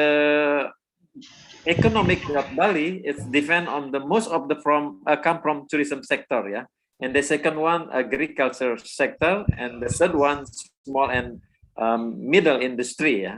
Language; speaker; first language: English; non-native, learner; Indonesian